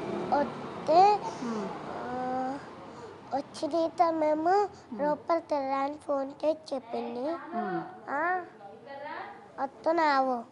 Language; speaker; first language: Telugu; native; Telugu